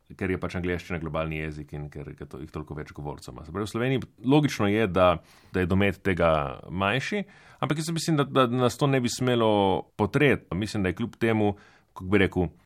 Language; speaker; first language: Slovenian; native; Slovenian